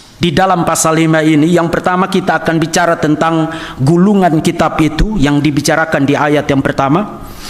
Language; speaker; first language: Indonesian; native; Indonesian